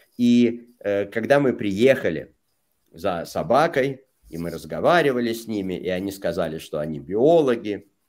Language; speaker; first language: Russian; native; Russian